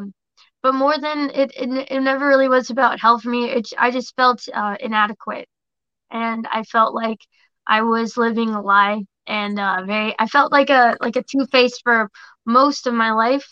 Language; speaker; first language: English; native; English